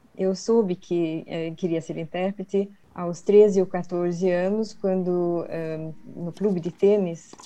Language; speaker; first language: Portuguese; early bilingual, other home language; Swedish